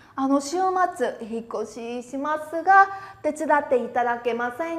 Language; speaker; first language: Japanese; non-native, fluent; Vietnamese